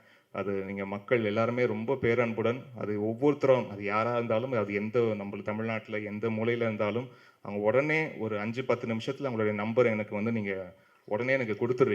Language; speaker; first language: Tamil; native; Tamil